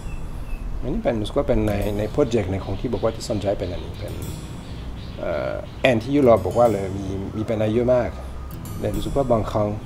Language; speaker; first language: Thai; non-native, learner; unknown